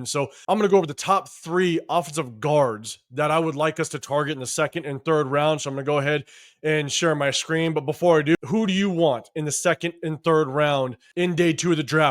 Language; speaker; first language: English; native; English